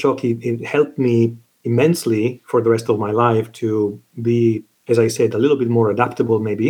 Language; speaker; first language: English; non-native, fluent; Italian